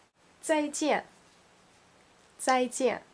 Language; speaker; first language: Chinese; non-native, learner; English